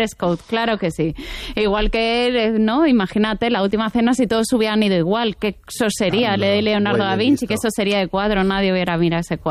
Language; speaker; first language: Spanish; native; Spanish